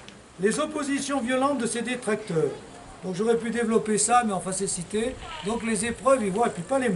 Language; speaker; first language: French; native; French